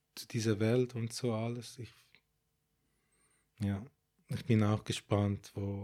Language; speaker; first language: German; non-native, fluent; Arabic